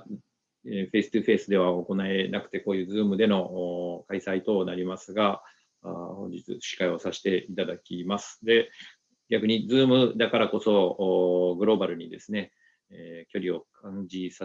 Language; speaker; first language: Japanese; native; Japanese